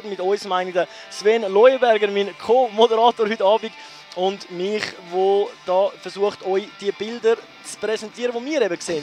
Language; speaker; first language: German; native; German